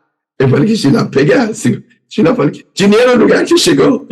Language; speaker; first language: Portuguese; non-native, learner; Persian